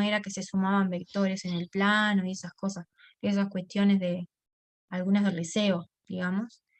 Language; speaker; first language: Spanish; native; Spanish